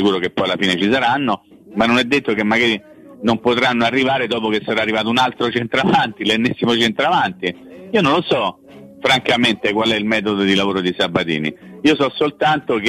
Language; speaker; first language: Italian; native; Italian